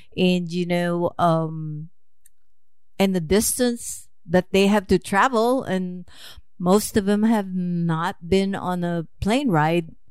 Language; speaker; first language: English; non-native, local second language; Filipino